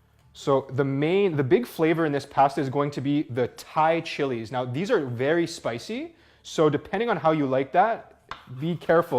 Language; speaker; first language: English; native; English